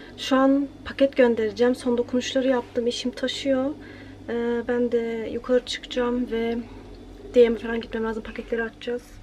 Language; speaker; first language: Turkish; early bilingual, heritage; Turkish